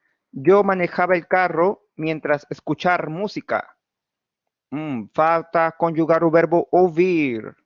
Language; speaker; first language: Portuguese; non-native, fluent; Spanish